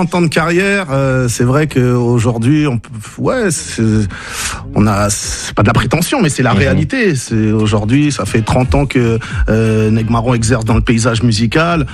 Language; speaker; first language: French; native; French